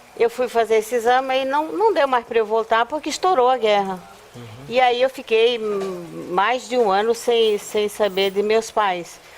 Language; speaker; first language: Portuguese; native; Portuguese